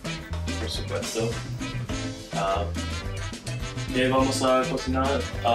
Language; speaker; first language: Spanish; non-native, learner; English